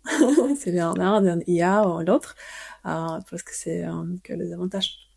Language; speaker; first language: French; non-native, fluent; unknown